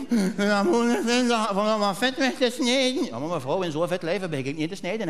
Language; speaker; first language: Dutch; native; Dutch